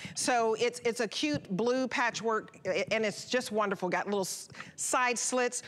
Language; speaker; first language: English; native; English